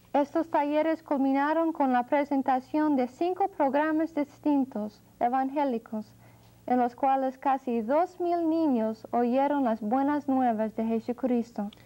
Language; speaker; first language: Spanish; non-native, fluent; English